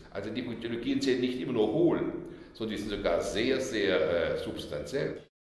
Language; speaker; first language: German; native; German